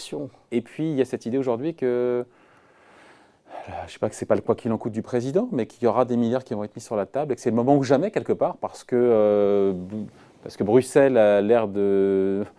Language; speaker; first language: French; native; French